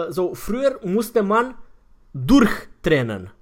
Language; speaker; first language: German; non-native, fluent; Romanian